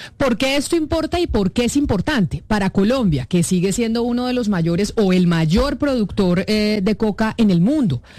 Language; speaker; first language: Spanish; native; Spanish